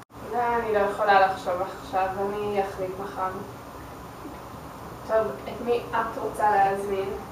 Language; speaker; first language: Hebrew; non-native, learner; English